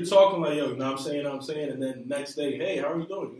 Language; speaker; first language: English; non-native, local second language; Akan